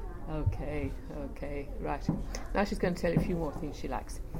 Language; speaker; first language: English; native; English